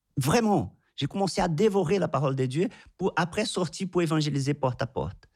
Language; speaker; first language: French; non-native, fluent; Portuguese